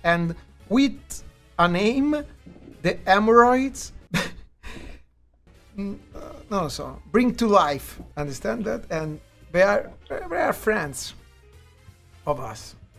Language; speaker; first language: English; non-native, learner; Italian